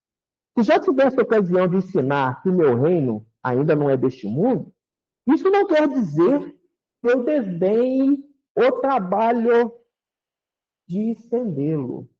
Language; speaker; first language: Portuguese; native; Portuguese